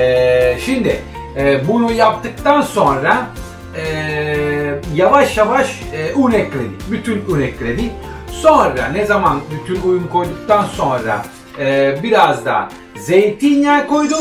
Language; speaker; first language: Turkish; non-native, fluent; Italian